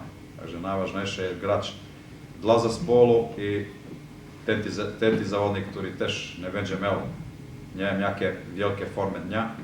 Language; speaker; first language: Polish; non-native, fluent; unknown